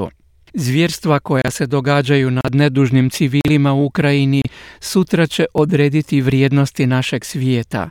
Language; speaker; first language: Croatian; native; Croatian